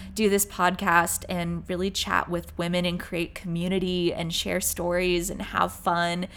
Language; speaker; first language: English; native; English